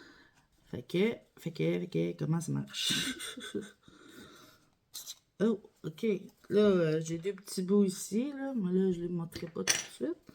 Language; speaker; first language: French; native; French